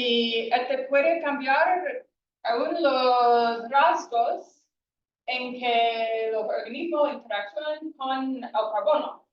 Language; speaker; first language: Spanish; non-native, fluent; English